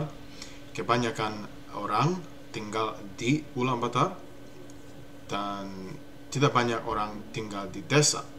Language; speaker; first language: Indonesian; non-native, learner; English